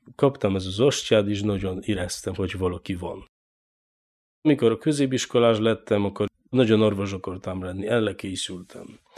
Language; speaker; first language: Hungarian; non-native, learner; Polish